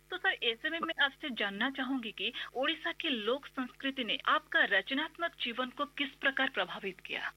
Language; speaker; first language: Hindi; non-native, local second language; Odia